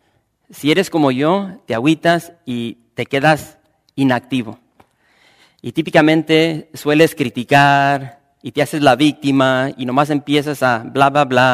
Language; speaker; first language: Spanish; native; Spanish